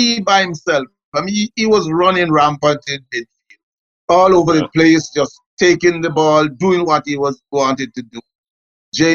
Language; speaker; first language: English; non-native, local second language; Jamaican Creole English